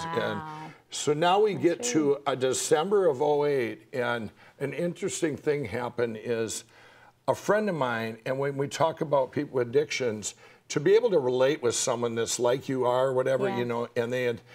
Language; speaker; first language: English; native; English